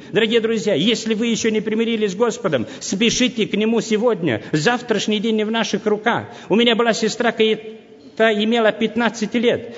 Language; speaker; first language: Russian; non-native, local second language; Romanian